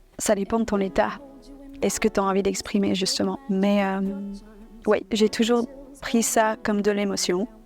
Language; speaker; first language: French; early bilingual, other home language; English